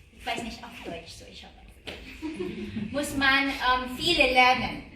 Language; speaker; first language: German; non-native, learner; Filipino